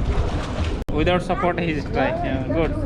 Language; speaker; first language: English; non-native, local second language; Hindi